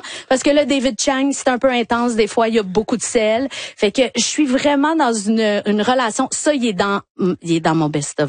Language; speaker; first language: French; native; French